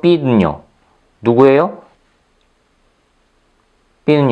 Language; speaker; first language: Korean; native; Korean